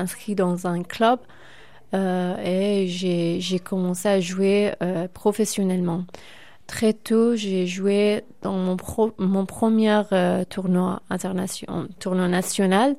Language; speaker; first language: French; non-native, fluent; Persian